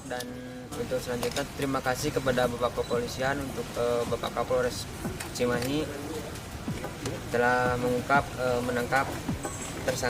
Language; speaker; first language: Indonesian; non-native, local second language; Sundanese